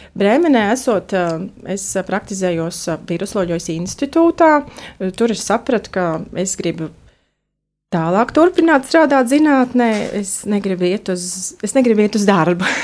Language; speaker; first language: Latvian; native; Latvian